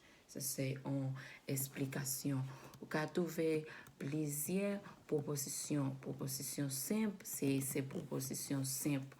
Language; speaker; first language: French; non-native, learner; Spanish